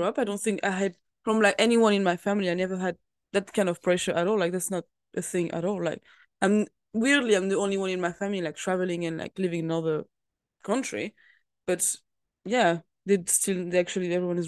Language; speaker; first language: English; non-native, fluent; French